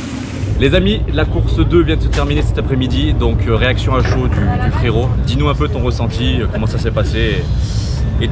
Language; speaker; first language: French; native; French